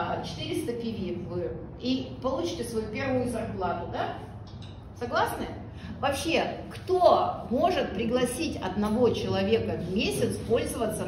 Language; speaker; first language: Russian; native; Russian